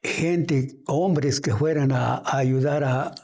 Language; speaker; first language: Spanish; early bilingual, heritage; Spanish